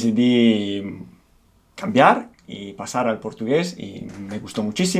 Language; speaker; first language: Spanish; non-native, fluent; Italian